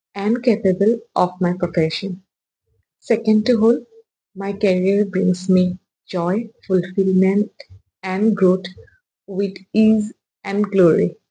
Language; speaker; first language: English; non-native, local second language; Assamese